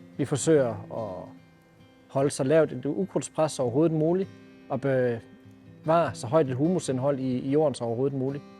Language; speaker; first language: Danish; native; Danish